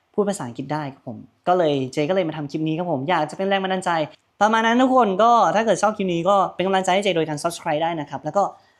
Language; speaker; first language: Thai; native; Thai